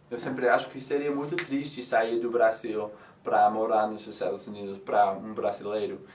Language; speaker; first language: Portuguese; non-native, fluent; English